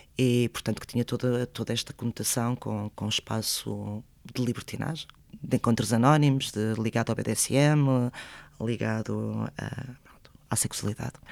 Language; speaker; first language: Portuguese; early bilingual, other home language; Spanish